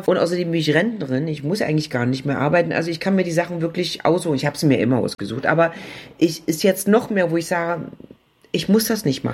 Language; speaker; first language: German; native; German